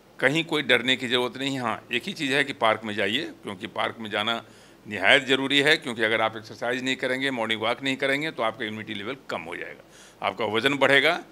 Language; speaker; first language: Hindi; native; Hindi